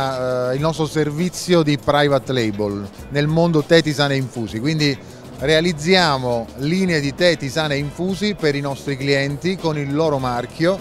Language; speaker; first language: Italian; native; Italian